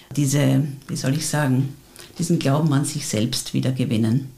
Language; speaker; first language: German; native; German